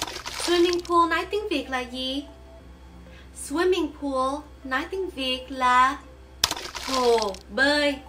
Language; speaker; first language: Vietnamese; early bilingual, heritage; Vietnamese